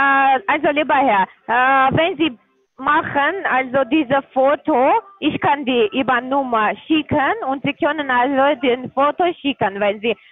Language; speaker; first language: German; non-native, learner; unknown